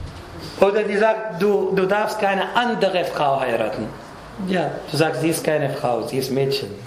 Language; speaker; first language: German; non-native, fluent; Arabic